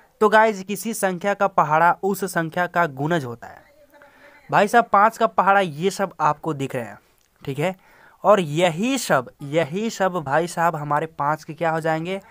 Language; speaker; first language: Hindi; native; Hindi